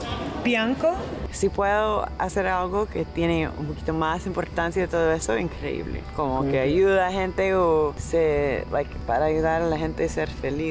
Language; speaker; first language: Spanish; non-native, learner; English